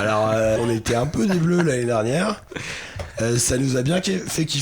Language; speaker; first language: French; native; French